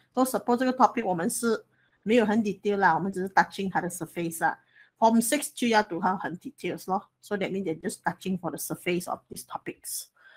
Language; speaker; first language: English; non-native, local second language; Chinese